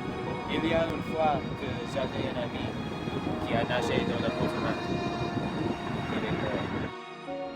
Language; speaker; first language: French; non-native, learner; English